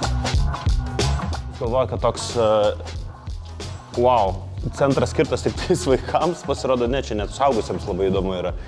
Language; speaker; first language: Lithuanian; native; Lithuanian